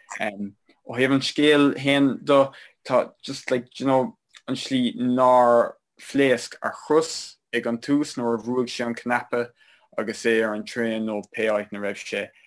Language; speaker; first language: Irish; non-native, local second language; English